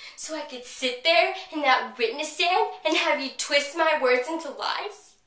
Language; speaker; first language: English; native; English